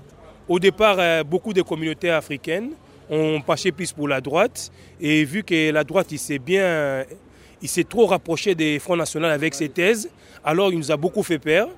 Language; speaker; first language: French; early bilingual, other home language; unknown